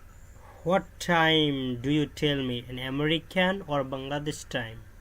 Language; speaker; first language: English; non-native, learner; Bangla